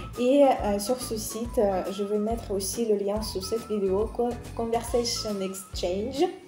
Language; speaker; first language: French; non-native, fluent; Russian